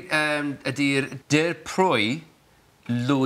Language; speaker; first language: Welsh; non-native, local second language; English